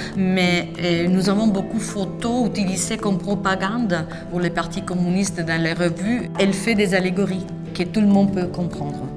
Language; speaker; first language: French; non-native, fluent; Spanish